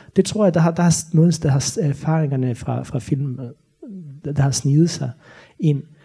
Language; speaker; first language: Danish; non-native, fluent; Bosnian